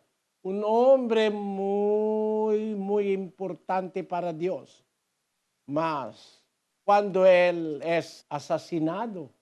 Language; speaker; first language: Spanish; non-native, learner; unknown